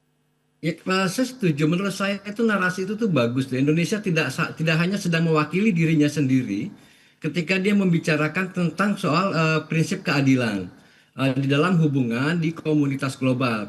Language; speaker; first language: Indonesian; native; Indonesian